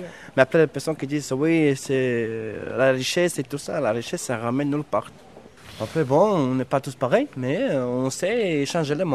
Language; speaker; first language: French; non-native, learner; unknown